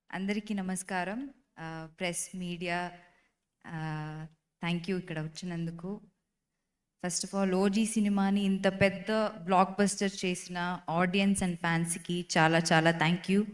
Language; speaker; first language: Telugu; non-native, learner; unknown